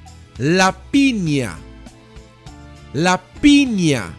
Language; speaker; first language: Spanish; non-native, fluent; Dutch